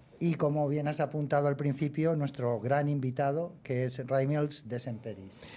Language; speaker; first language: Spanish; native; Spanish